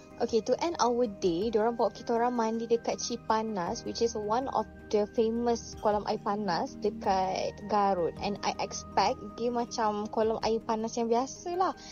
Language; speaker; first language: Malay; native; Malay